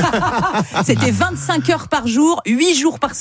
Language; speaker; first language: French; native; French